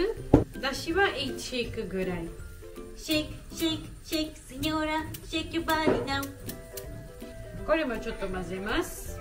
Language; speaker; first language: Japanese; non-native, learner; Georgian